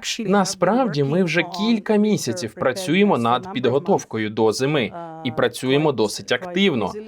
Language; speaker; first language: Ukrainian; native; Ukrainian